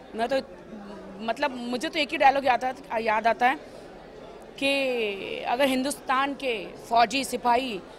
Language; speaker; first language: Hindi; native; Hindi